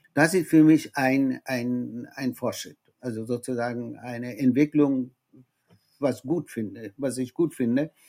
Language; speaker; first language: German; non-native, fluent; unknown